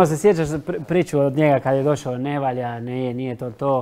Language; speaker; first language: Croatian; non-native, fluent; Spanish